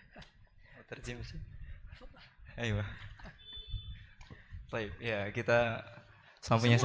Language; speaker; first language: Indonesian; native; Indonesian